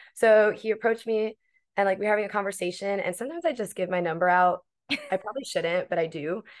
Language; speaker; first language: English; native; English